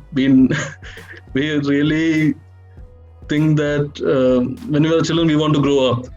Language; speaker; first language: English; non-native, local second language; Malayalam